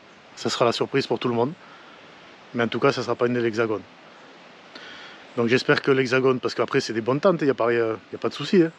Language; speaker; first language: French; native; French